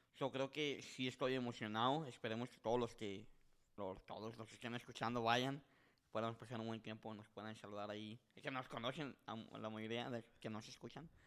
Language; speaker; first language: Spanish; early bilingual, heritage; Spanish